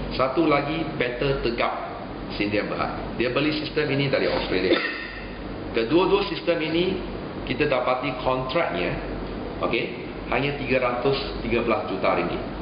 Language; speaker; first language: Malay; non-native, local second language; Chinese